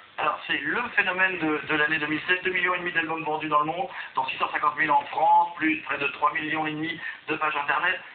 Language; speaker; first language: French; native; French